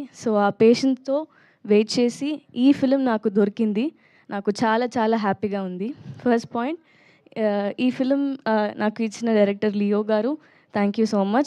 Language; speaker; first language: Telugu; non-native, learner; Tamil